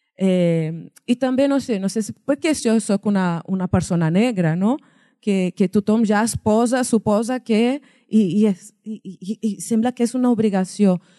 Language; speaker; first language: Catalan; non-native, fluent; Portuguese